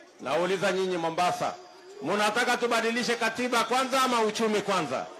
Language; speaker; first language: Swahili; non-native, local second language; Kalenjin